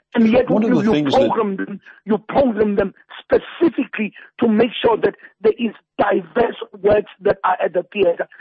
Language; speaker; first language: English; non-native, local second language; Zulu